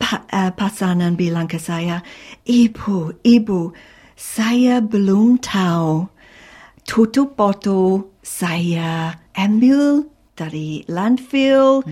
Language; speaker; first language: Indonesian; non-native, fluent; English